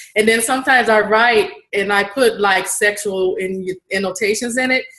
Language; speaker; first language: English; native; English